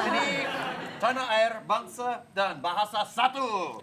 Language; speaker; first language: Indonesian; non-native, fluent; English